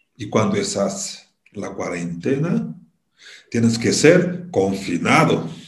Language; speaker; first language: Spanish; non-native, fluent; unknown